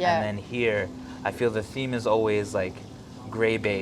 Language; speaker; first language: English; native; English